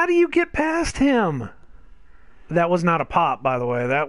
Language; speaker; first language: English; native; English